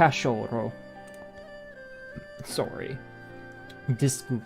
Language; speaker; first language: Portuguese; non-native, learner; English